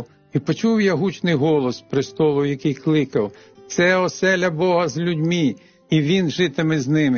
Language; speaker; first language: Ukrainian; native; Ukrainian